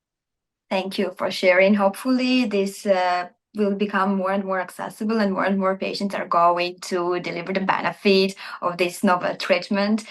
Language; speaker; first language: English; non-native, fluent; Armenian